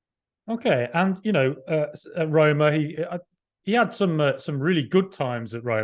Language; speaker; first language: English; native; English